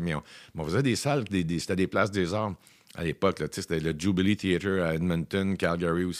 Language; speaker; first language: French; native; French